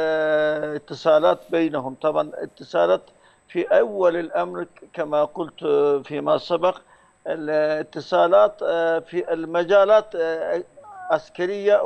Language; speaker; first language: Arabic; non-native, fluent; Turkish